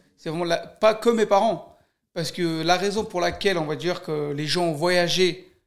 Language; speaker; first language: French; early bilingual, other home language; Kurdish